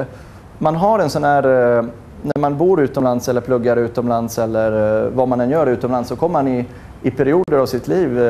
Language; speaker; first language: Swedish; native; Swedish